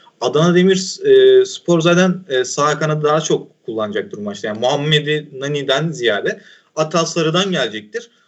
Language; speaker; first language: Turkish; native; Turkish